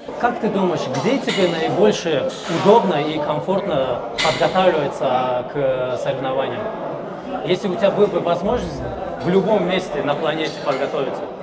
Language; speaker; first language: Russian; non-native, local second language; Tajik